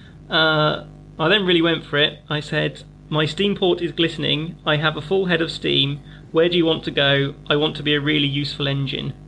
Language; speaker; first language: English; native; English